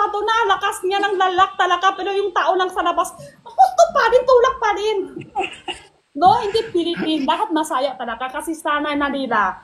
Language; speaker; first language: Filipino; non-native, learner; Chinese